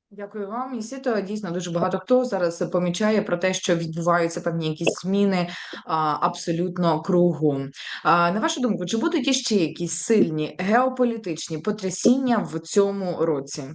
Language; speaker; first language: Ukrainian; native; Ukrainian